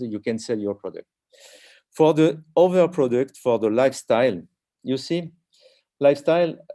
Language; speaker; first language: English; non-native, learner; French